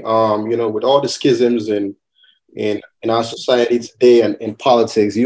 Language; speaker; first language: English; non-native, local second language; Yoruba